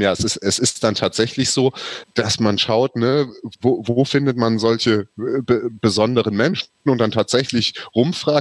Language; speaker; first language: German; native; German